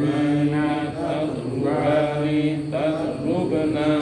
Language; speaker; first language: Arabic; non-native, learner; Indonesian